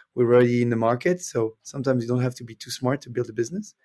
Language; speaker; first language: English; non-native, fluent; French